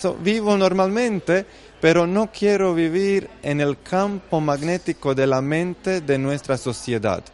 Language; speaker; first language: Spanish; non-native, fluent; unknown